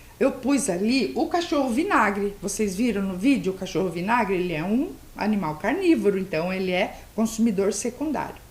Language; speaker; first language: Portuguese; native; Portuguese